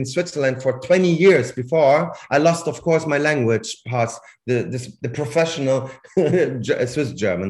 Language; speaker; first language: English; non-native, fluent; Swiss German